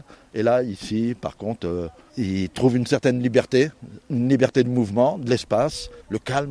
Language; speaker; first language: French; native; French